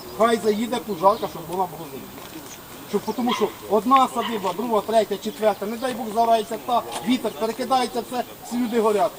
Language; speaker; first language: Ukrainian; native; Ukrainian